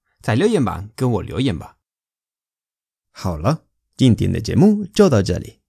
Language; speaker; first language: Chinese; non-native, fluent; Spanish